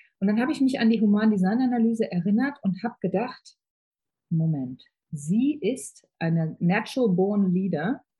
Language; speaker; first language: German; native; German